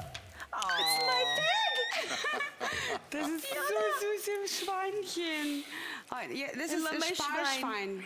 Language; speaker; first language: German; non-native, learner; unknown